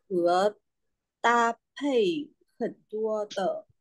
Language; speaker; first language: Chinese; non-native, learner; Vietnamese